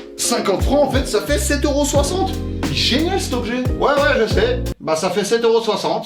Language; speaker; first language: French; early bilingual, other home language; Russian